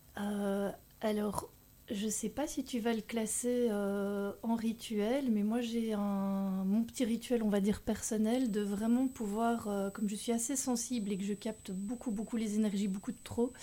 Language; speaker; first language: French; native; French